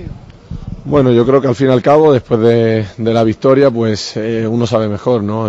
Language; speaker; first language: Spanish; native; Spanish